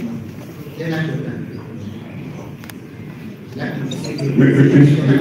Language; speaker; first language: French; non-native, local second language; Lingala